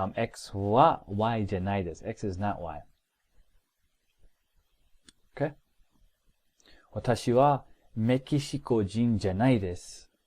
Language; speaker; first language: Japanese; non-native, fluent; English